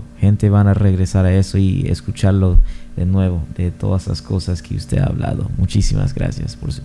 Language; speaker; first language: Spanish; non-native, fluent; English